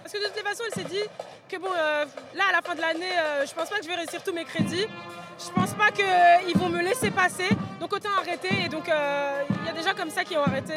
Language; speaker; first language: French; native; French